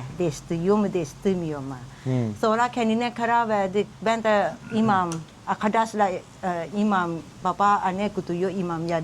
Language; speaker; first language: Turkish; non-native, learner; Thai